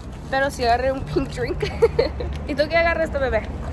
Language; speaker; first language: Spanish; early bilingual, heritage; Spanish